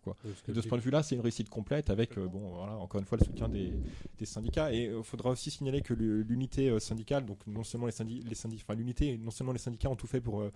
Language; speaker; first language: French; native; French